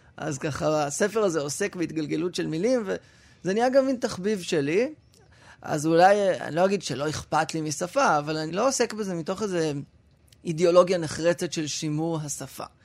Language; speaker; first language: Hebrew; native; Hebrew